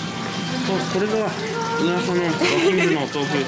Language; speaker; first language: Japanese; native; Japanese